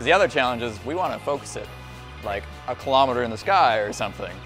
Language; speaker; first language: English; native; English